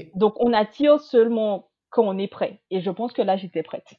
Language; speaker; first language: French; native; French